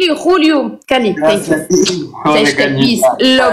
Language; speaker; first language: English; non-native, learner; Arabic